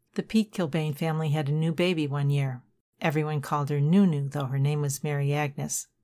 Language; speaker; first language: English; native; English